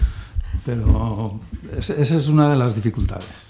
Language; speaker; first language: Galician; non-native, learner; Spanish